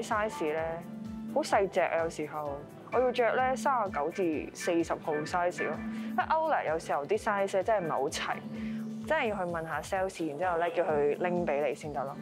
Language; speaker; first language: Cantonese; native; Cantonese